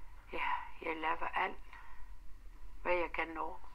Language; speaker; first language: Danish; non-native, local second language; Kalaallisut